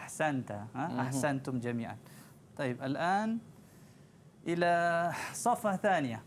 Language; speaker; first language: Arabic; non-native, learner; Malay